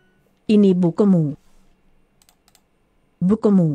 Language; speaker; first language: Indonesian; non-native, learner; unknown